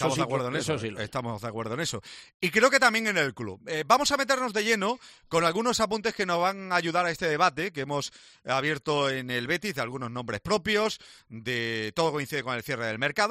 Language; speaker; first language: Spanish; native; Spanish